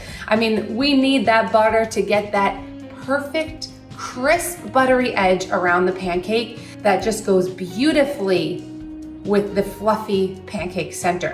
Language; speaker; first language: English; native; English